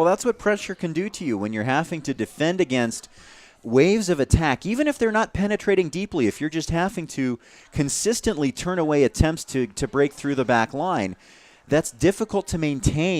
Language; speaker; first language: English; native; English